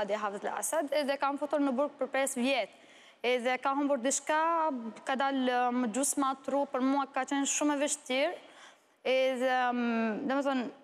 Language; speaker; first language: Albanian; non-native, learner; Arabic